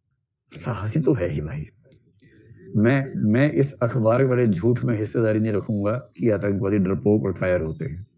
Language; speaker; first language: Hindi; native; Hindi